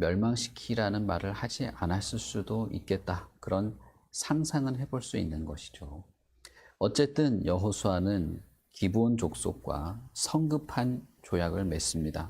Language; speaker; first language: Korean; native; Korean